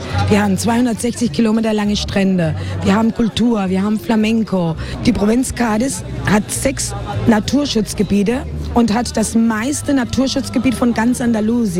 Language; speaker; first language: German; non-native, fluent; Spanish